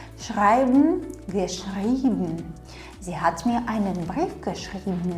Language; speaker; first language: German; non-native, fluent; Ukrainian